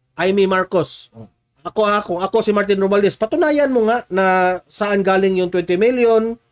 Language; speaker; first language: Filipino; non-native, local second language; Cebuano